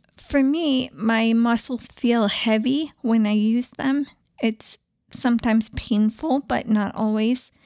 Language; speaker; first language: English; native; English